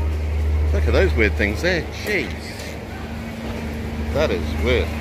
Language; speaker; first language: English; native; English